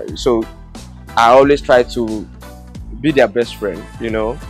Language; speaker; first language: English; non-native, local second language; Yoruba